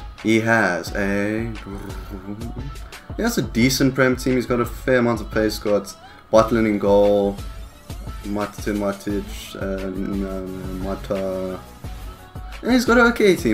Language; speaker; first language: English; native; English